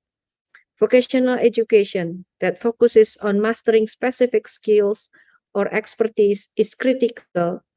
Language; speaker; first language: English; non-native, fluent; Indonesian